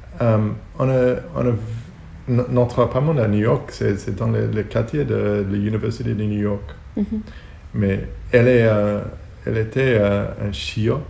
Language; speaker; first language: French; non-native, learner; Hebrew